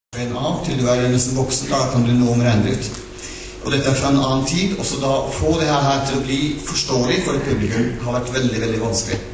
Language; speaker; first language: Norwegian; non-native, local second language; Northern Sami